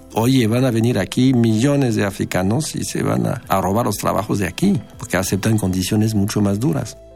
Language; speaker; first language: Spanish; non-native, fluent; French